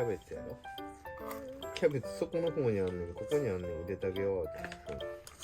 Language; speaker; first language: Japanese; native; Japanese